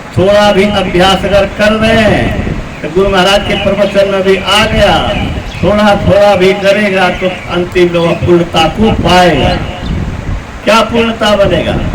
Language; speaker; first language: Hindi; native; Hindi